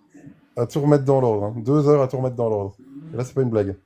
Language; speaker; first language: French; native; French